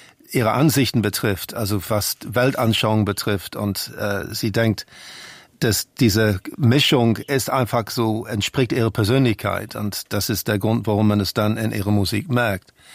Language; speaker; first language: German; non-native, fluent; English